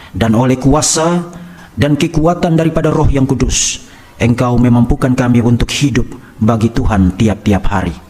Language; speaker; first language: Indonesian; native; Indonesian